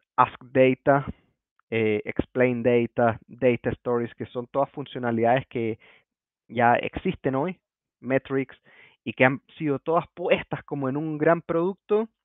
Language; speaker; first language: Spanish; native; Spanish